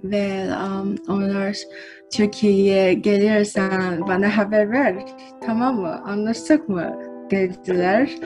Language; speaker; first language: Turkish; non-native, fluent; Chinese